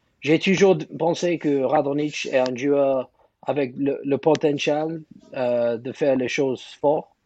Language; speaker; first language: French; non-native, fluent; English